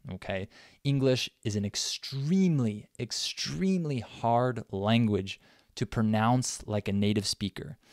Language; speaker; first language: English; native; English